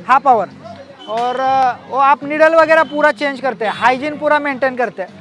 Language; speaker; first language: Hindi; non-native, local second language; Marathi